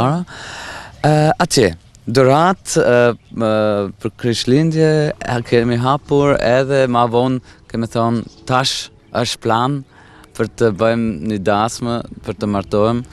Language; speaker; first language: Albanian; non-native, fluent; German